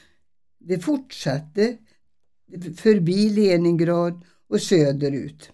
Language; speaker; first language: Swedish; early bilingual, other home language; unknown